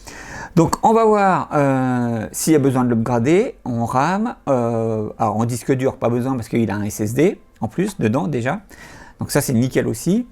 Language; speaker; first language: French; native; French